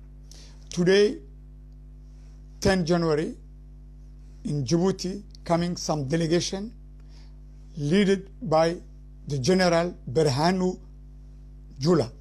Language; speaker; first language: English; non-native, learner; Somali